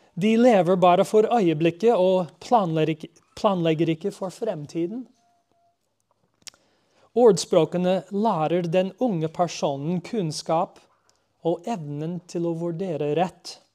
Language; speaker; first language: Norwegian; non-native, fluent; English